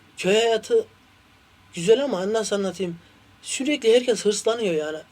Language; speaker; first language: Turkish; native; Turkish